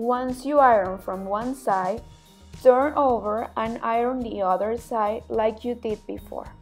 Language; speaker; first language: English; non-native, fluent; Spanish